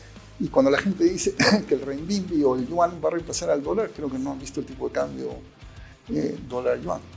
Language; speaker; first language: Spanish; native; Spanish